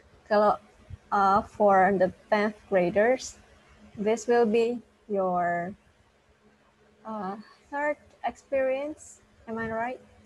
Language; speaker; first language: English; non-native, fluent; Indonesian